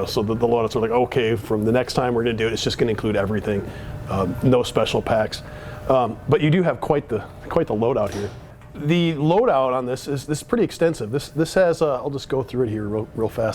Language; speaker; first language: English; native; English